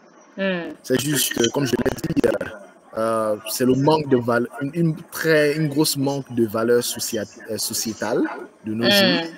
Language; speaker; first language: French; non-native, fluent; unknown